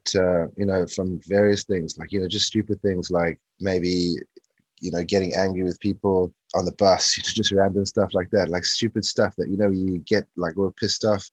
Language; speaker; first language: English; native; English